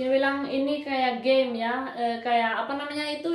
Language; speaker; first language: Indonesian; non-native, fluent; Spanish